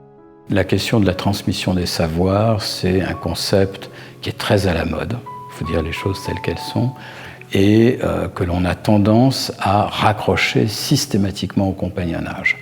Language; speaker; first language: French; native; French